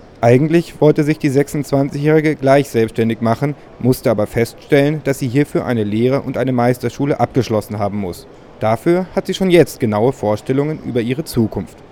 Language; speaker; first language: German; native; German